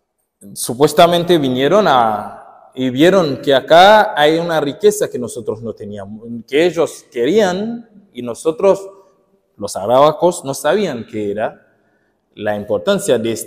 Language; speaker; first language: Spanish; non-native, fluent; Haitian Creole